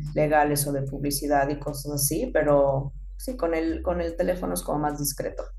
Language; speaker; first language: Spanish; early bilingual, heritage; Spanish